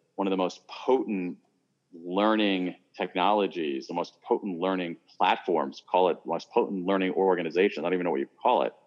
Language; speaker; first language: English; native; English